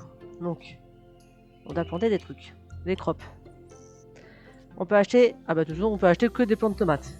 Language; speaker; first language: French; native; French